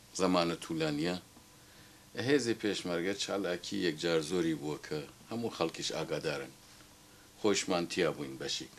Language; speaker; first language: Central Kurdish; native; Central Kurdish